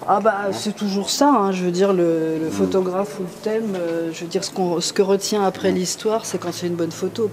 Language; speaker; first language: French; native; French